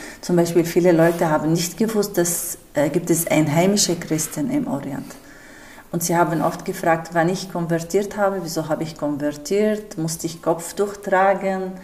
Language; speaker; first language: German; non-native, fluent; Arabic